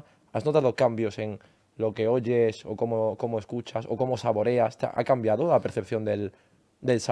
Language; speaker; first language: Spanish; native; Spanish